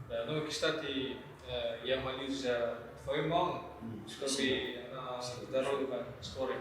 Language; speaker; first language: Russian; non-native, learner; Malay